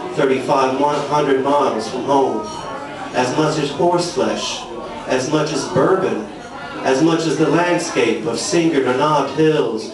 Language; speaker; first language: English; native; English